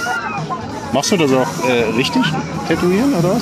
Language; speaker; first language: German; native; German